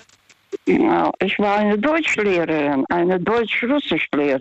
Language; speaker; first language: German; non-native, fluent; Russian